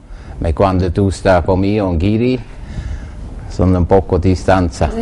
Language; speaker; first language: Spanish; non-native, learner; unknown